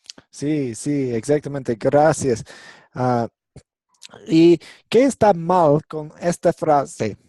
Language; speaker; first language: Spanish; non-native, fluent; English